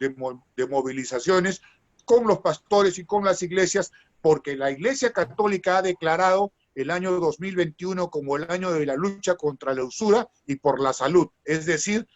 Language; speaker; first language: Spanish; native; Spanish